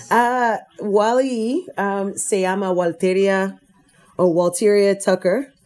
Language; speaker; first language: Spanish; non-native, fluent; English